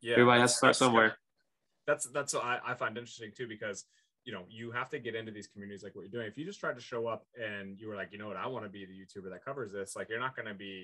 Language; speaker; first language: English; native; English